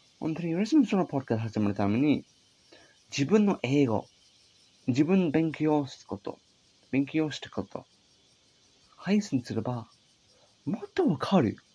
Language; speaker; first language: Japanese; non-native, learner; English